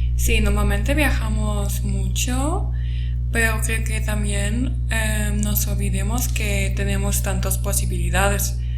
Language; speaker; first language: Spanish; non-native, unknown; German